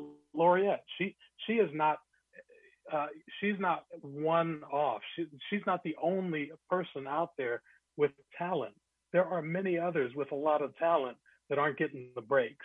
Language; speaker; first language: English; native; English